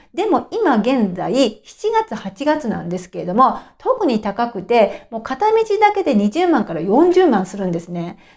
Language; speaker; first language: Japanese; native; Japanese